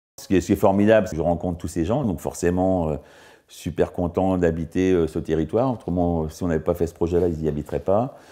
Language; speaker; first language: French; native; French